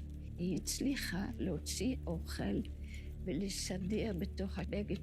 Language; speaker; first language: Hebrew; early bilingual, other home language; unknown